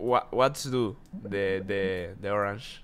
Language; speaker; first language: English; non-native, learner; Spanish